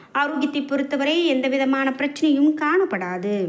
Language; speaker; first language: Tamil; native; Tamil